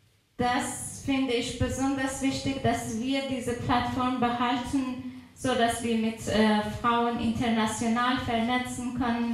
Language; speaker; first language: German; non-native, fluent; Persian